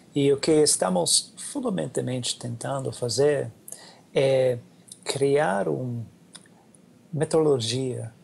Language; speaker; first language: Portuguese; non-native, learner; English